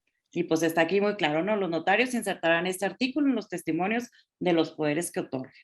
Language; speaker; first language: Spanish; native; Spanish